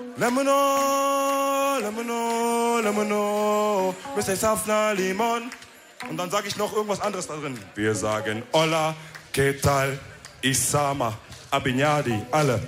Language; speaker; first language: German; early bilingual, other home language; Wolof